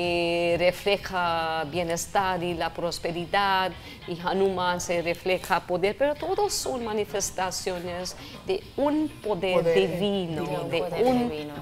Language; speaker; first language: Spanish; non-native, fluent; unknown